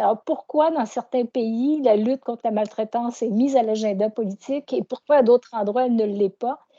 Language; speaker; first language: French; native; French